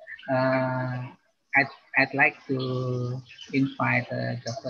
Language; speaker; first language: English; non-native, fluent; Indonesian